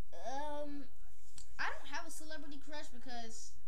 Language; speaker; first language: English; native; English